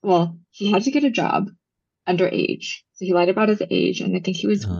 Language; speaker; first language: English; early bilingual, other home language; Japanese